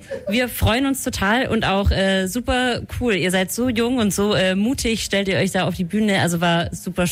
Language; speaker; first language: German; native; German